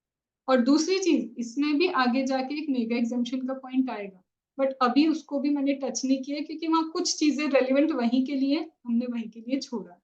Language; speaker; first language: Hindi; native; Hindi